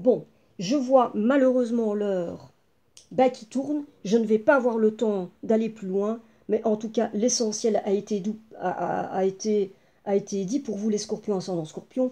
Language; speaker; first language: French; native; French